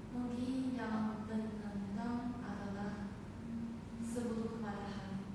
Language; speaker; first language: Indonesian; non-native, learner; Chinese